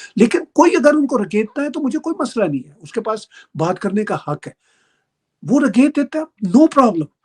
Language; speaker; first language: Urdu; native; Urdu